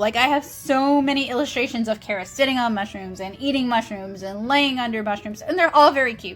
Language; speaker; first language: English; native; English